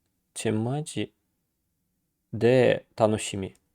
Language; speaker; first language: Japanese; non-native, learner; Russian